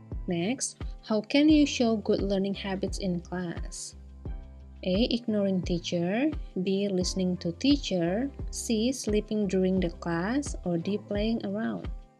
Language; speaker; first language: English; non-native, fluent; Indonesian